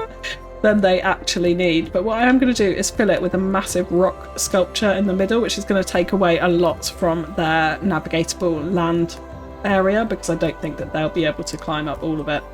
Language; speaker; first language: English; native; English